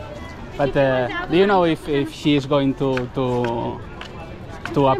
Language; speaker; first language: English; non-native, learner; Spanish